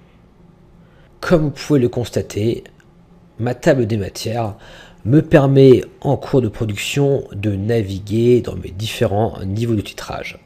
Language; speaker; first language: French; native; French